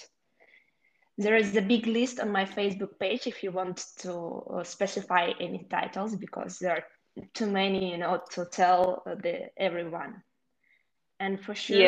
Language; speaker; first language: English; non-native, fluent; Ukrainian